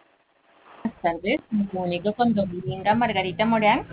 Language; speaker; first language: Spanish; native; Spanish